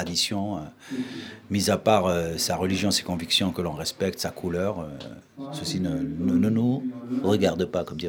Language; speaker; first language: French; non-native, local second language; Arabic